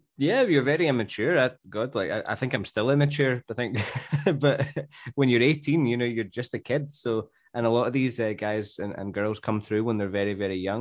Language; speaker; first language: English; native; English